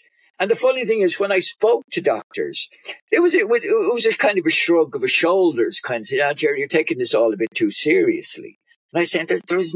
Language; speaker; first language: English; native; English